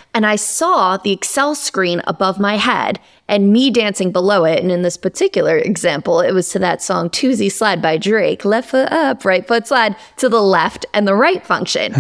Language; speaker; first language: English; native; English